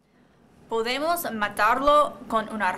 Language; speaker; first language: Spanish; non-native, learner; English